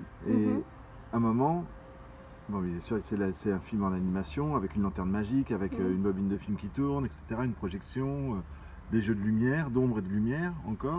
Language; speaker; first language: French; native; French